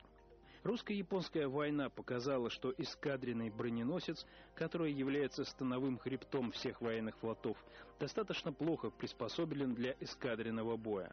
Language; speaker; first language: Russian; native; Russian